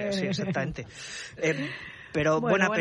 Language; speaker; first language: Spanish; native; Spanish